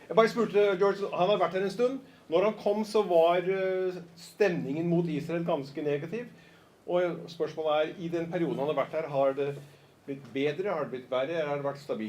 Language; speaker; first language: Norwegian; native; Norwegian